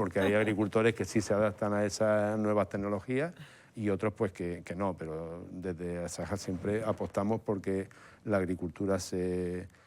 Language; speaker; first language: Spanish; native; Spanish